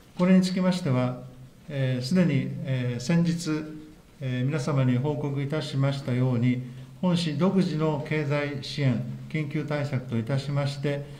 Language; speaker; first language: Japanese; native; Japanese